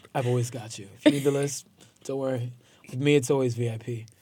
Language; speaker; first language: English; native; English